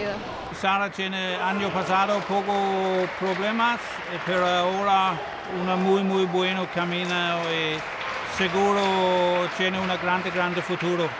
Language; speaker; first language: Spanish; non-native, learner; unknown